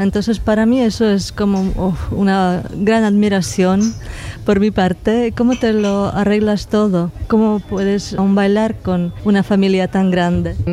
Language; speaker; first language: Spanish; non-native, fluent; Slovak